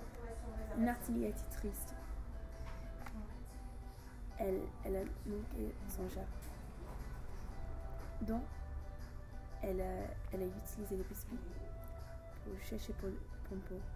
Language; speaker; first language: French; non-native, learner; English